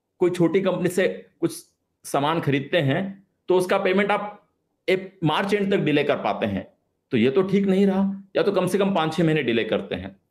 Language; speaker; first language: Hindi; non-native, local second language; Marathi